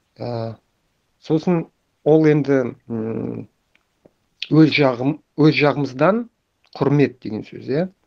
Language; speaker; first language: Kazakh; native; Kazakh